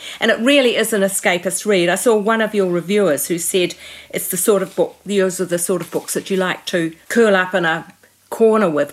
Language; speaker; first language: English; native; English